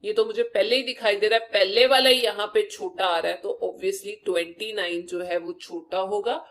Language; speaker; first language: Hindi; non-native, local second language; Punjabi